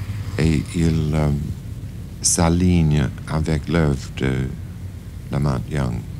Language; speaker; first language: French; non-native, fluent; English